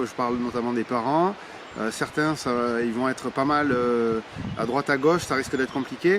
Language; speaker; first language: French; native; French